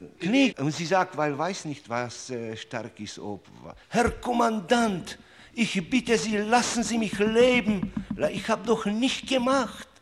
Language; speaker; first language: German; non-native, learner; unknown